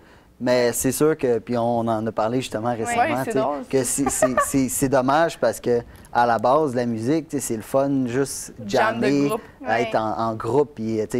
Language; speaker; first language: French; native; French